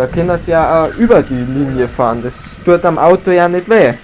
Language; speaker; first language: German; native; German